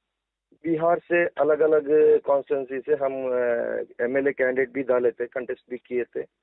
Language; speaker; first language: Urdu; non-native, local second language; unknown